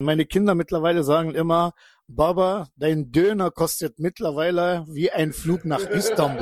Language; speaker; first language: German; non-native, fluent; Turkish